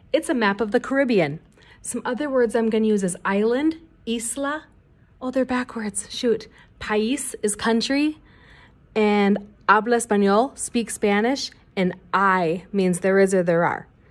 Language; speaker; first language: English; native; English